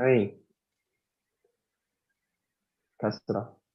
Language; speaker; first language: Arabic; non-native, learner; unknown